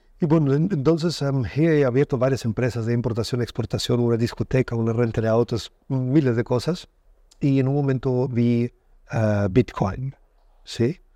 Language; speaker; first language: Spanish; non-native, fluent; German